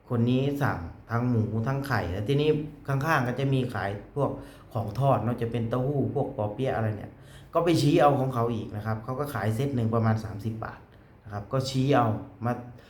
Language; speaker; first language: Thai; native; Thai